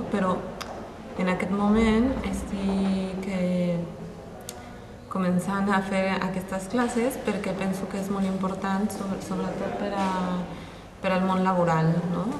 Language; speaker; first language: Catalan; non-native, fluent; Spanish